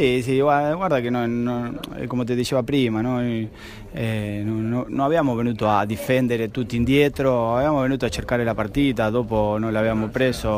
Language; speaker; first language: Italian; non-native, fluent; Spanish